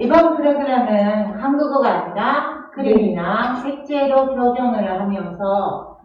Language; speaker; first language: Korean; non-native, fluent; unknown